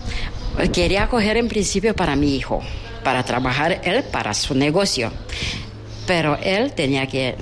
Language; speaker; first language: Spanish; non-native, learner; Romanian